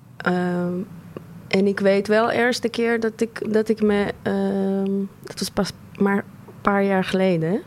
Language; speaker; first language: Dutch; non-native, fluent; Croatian